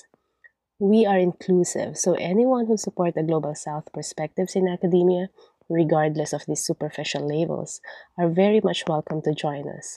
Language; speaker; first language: English; non-native, local second language; Filipino